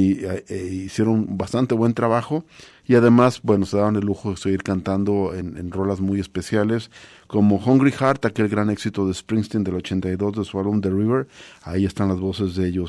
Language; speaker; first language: Spanish; native; Spanish